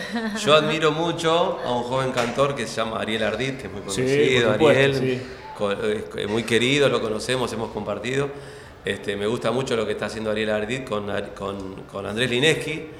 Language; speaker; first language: Spanish; native; Spanish